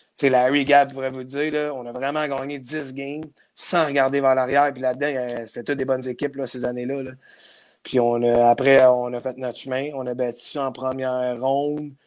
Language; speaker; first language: French; native; French